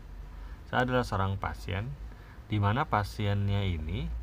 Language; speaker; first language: Indonesian; native; Indonesian